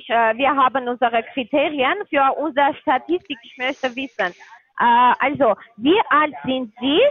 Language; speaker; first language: German; non-native, learner; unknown